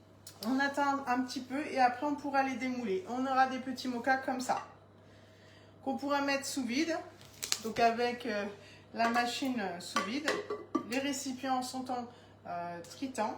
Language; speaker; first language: French; native; French